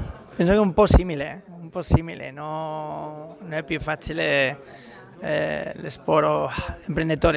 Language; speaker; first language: Italian; non-native, learner; Spanish